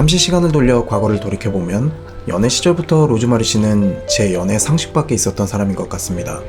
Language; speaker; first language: Korean; native; Korean